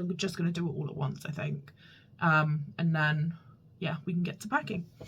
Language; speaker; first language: English; native; English